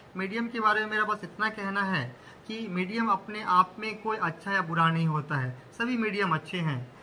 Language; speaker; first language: Hindi; native; Hindi